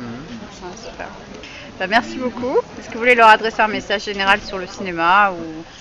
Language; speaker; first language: French; native; French